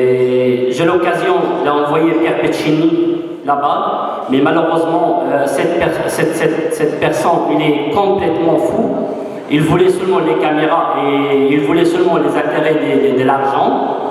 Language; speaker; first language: French; non-native, fluent; Arabic